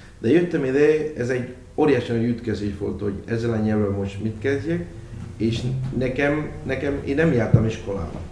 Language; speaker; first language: Hungarian; non-native, fluent; Spanish